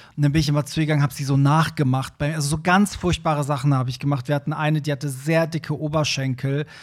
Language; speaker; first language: German; early bilingual, other home language; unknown